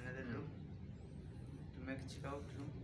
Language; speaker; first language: English; non-native, learner; Nepali